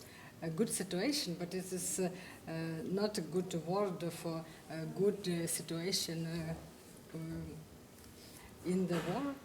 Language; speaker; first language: English; non-native, fluent; Ukrainian